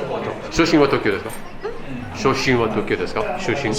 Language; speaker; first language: Japanese; non-native, learner; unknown